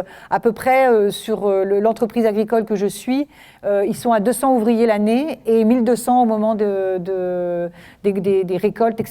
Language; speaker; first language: French; native; French